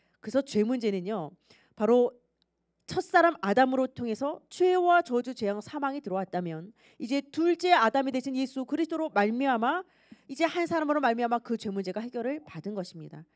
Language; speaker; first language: Korean; native; Korean